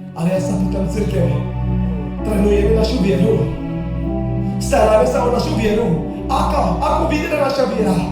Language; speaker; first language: Slovak; non-native, local second language; Romany